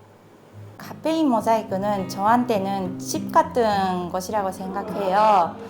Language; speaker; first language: Korean; non-native, fluent; Japanese